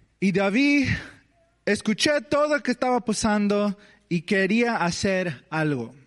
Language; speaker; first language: Spanish; early bilingual, heritage; English